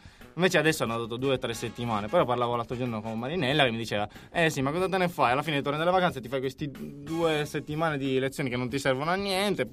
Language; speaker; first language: Italian; native; Italian